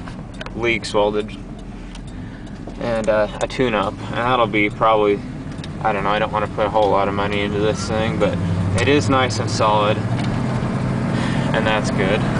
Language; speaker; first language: English; native; English